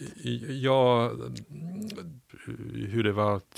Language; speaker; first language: Swedish; non-native, fluent; Ukrainian